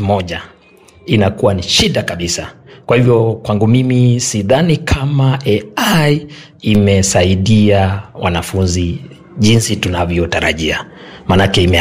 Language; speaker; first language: Swahili; non-native, local second language; Kalenjin